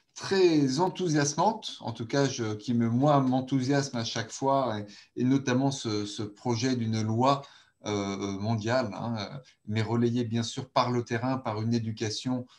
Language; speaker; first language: French; native; French